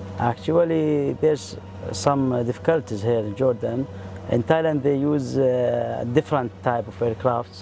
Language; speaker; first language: English; non-native, fluent; Arabic